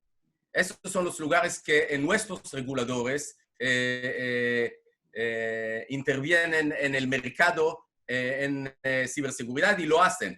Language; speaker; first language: Spanish; non-native, fluent; Hebrew